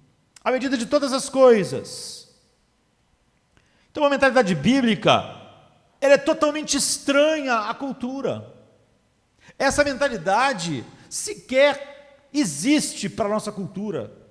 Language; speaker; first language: Portuguese; native; Portuguese